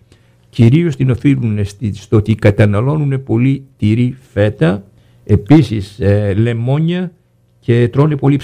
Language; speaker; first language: Greek; native; Greek